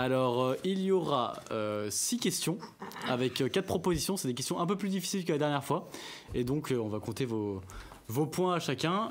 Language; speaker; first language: French; native; French